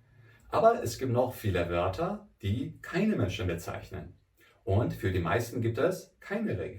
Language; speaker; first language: German; non-native, fluent; Persian